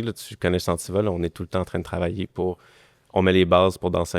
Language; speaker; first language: French; native; French